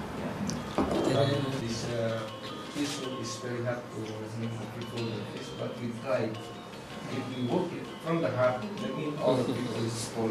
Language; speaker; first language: English; non-native, learner; Indonesian